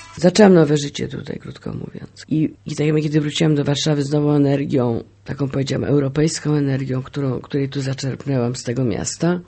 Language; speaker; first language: Polish; native; Polish